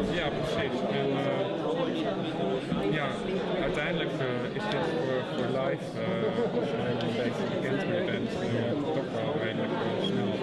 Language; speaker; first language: Dutch; native; Dutch